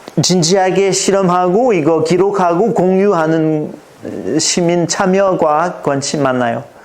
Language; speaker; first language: Korean; non-native, fluent; French